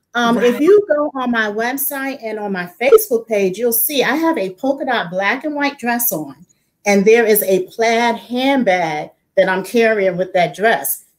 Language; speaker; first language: English; native; English